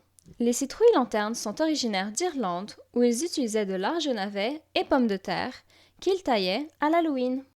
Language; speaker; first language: French; native; French